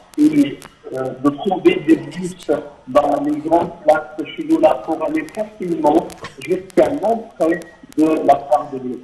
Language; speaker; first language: French; non-native, fluent; Arabic